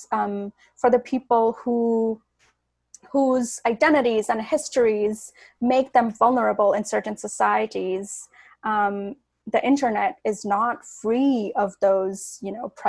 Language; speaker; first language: English; non-native, local second language; Bangla